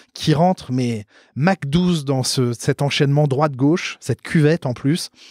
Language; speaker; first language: French; native; French